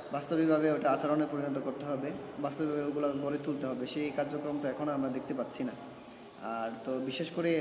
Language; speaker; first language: Bangla; non-native, local second language; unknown